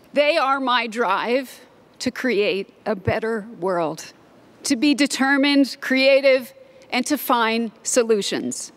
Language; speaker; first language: English; native; English